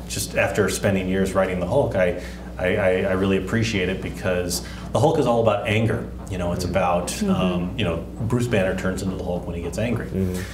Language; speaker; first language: English; native; English